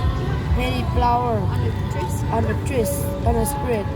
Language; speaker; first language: English; non-native, learner; Vietnamese